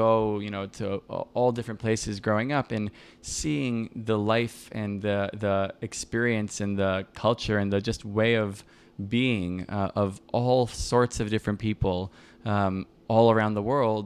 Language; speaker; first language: English; native; English